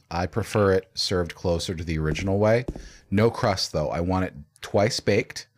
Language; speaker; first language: English; native; English